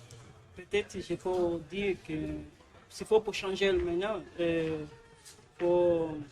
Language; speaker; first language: French; non-native, learner; Portuguese